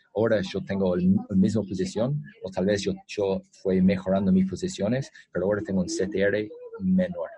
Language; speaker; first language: Spanish; non-native, fluent; English